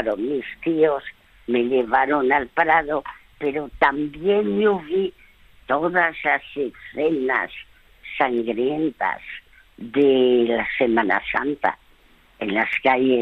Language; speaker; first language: Spanish; early bilingual, other home language; French